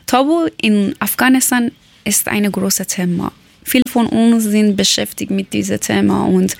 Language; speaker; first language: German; non-native, learner; Persian